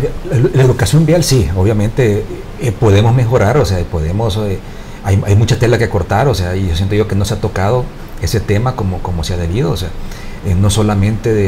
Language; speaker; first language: Spanish; native; Spanish